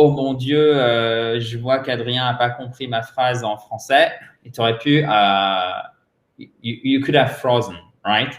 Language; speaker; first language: French; native; French